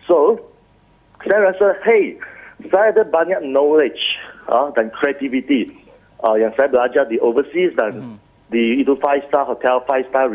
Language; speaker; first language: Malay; non-native, local second language; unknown